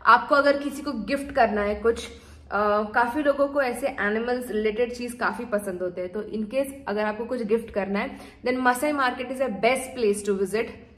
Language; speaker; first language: Hindi; non-native, local second language; Tulu